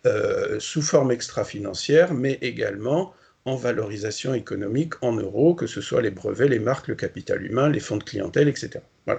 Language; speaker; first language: French; native; French